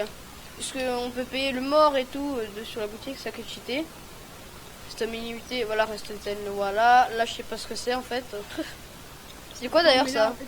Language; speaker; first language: French; native; French